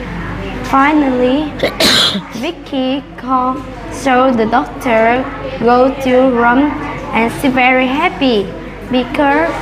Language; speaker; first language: English; non-native, learner; Vietnamese